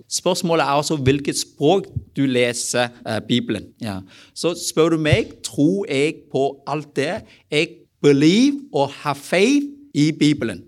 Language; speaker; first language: Norwegian; non-native, fluent; Vietnamese